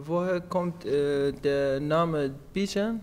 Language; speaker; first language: German; non-native, learner; Persian